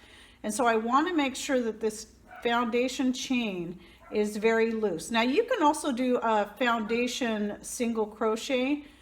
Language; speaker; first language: English; native; English